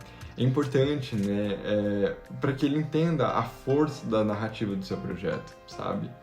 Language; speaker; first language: Portuguese; native; Portuguese